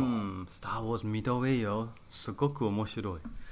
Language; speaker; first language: Japanese; non-native, fluent; English